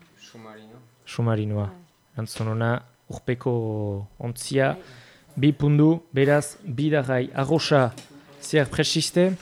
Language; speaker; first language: Basque; native; Basque